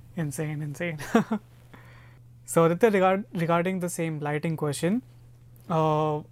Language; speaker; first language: English; non-native, local second language; Hindi